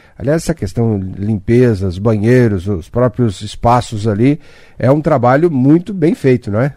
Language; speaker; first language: Portuguese; native; Portuguese